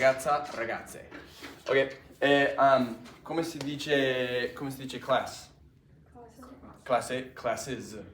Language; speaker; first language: Italian; non-native, fluent; English